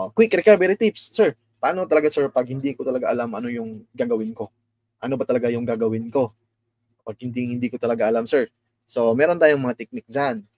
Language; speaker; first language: Filipino; non-native, local second language; Cebuano